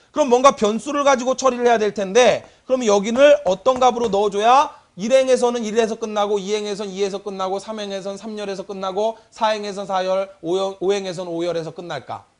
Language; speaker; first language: Korean; native; Korean